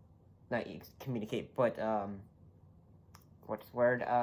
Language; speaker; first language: English; native; English